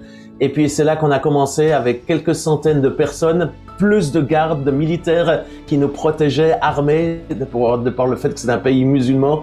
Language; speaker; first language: French; native; French